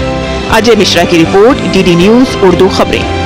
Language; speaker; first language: Hindi; native; Hindi